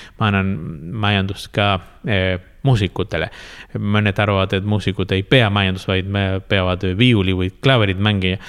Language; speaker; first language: Estonian; non-native, fluent; Spanish